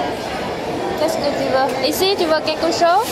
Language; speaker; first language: French; non-native, fluent; Vietnamese